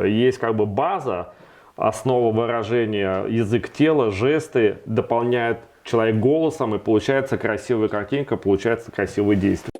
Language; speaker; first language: Russian; native; Russian